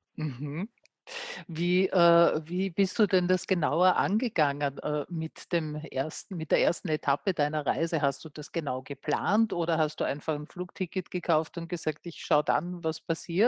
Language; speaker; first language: German; native; German